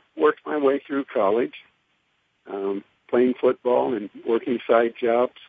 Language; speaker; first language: English; native; English